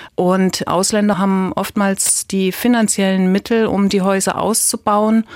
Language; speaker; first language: German; native; German